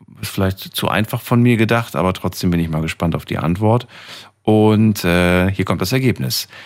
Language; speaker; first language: German; native; German